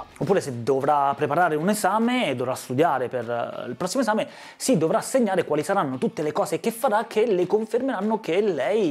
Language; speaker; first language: Italian; native; Italian